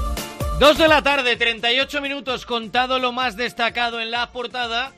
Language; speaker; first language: Spanish; native; Spanish